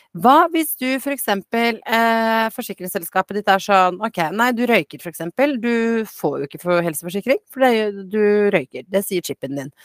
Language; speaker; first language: Norwegian; early bilingual, other home language; Bosnian